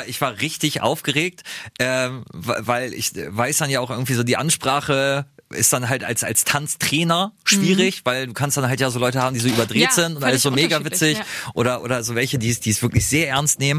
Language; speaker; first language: German; native; German